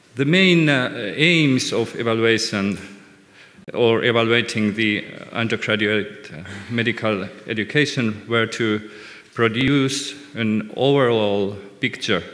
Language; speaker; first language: English; non-native, fluent; Finnish